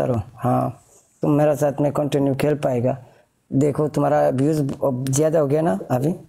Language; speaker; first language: Hindi; non-native, fluent; Bangla